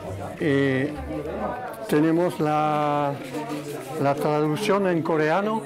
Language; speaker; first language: Spanish; non-native, fluent; French